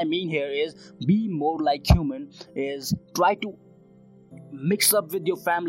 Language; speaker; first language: English; non-native, local second language; Hindi